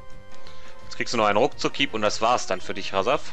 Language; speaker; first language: German; native; German